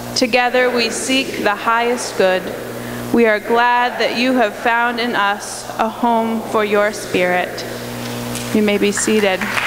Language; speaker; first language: English; native; English